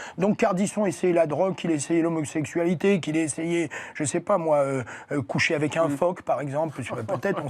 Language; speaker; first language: French; native; French